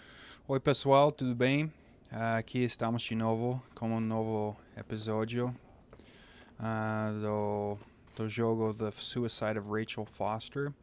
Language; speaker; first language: Portuguese; non-native, fluent; English